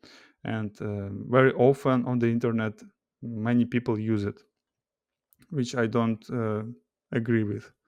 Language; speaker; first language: English; non-native, fluent; Russian